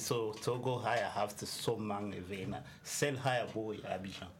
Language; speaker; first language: Danish; non-native, learner; French